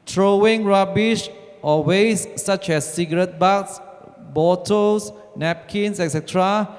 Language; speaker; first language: English; non-native, local second language; Chinese